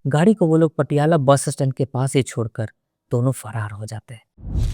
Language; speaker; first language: Hindi; native; Hindi